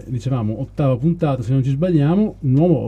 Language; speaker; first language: Italian; native; Italian